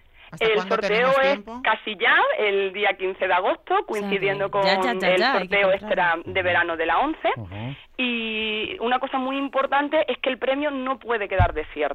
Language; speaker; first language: Spanish; native; Spanish